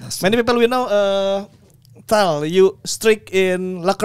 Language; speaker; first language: English; non-native, learner; Indonesian